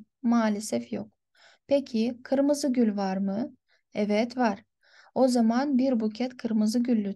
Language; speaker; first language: Turkish; non-native, fluent; Kyrgyz